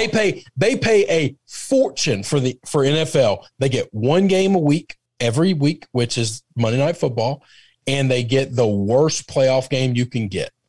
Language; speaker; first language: English; native; English